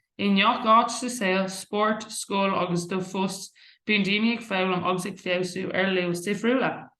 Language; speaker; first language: Irish; non-native, local second language; English